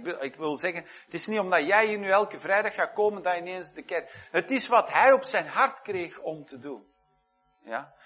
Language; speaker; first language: Dutch; native; Dutch